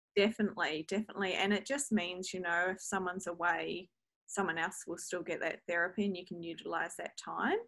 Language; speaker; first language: English; native; English